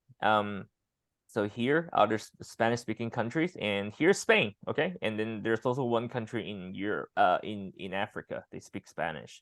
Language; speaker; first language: English; non-native, fluent; Chinese